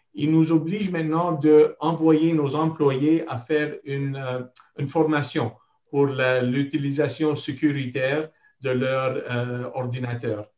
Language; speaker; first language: French; non-native, local second language; English